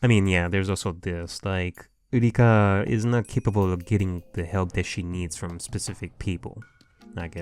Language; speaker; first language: English; native; English